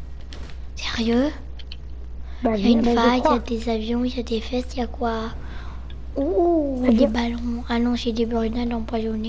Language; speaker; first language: French; native; French